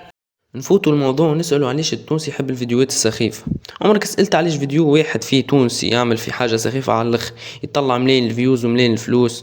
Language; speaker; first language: Arabic; native; Arabic